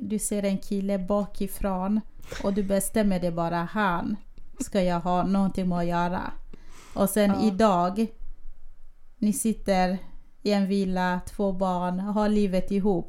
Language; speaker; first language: Swedish; early bilingual, other home language; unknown